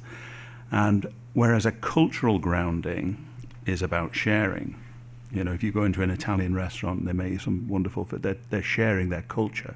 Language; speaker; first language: English; native; English